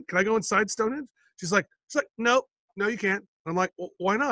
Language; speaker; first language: English; native; English